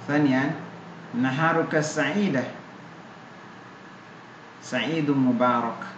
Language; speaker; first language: Arabic; non-native, fluent; Indonesian